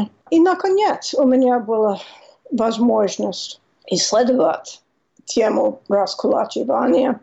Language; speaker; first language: Russian; non-native, fluent; English